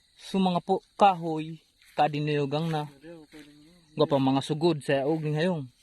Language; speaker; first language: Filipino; non-native, local second language; Cebuano